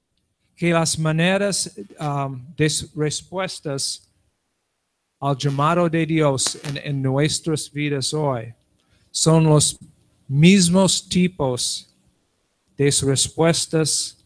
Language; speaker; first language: Spanish; non-native, learner; English